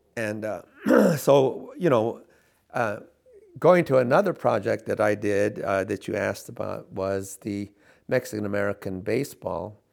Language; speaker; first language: English; native; English